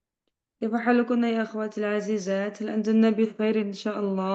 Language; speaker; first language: Arabic; non-native, fluent; Indonesian